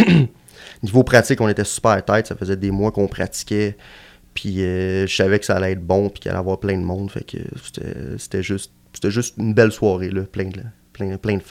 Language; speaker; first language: French; native; French